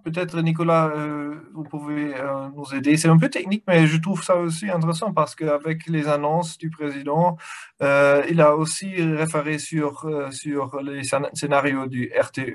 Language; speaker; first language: French; non-native, fluent; German